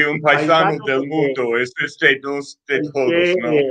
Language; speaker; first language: Spanish; non-native, fluent; English